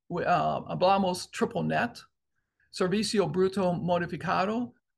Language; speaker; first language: Spanish; non-native, learner; English